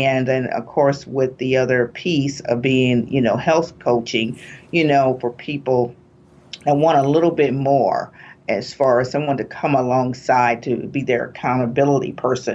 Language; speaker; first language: English; native; English